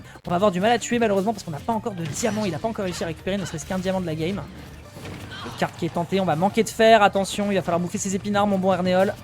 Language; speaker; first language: French; native; French